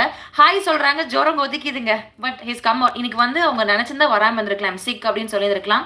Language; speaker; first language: Tamil; native; Tamil